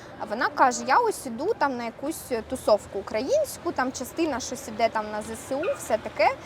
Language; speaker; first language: Ukrainian; non-native, local second language; Russian